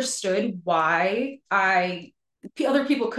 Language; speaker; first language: English; native; English